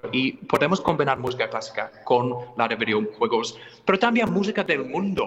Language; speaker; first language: Spanish; non-native, fluent; English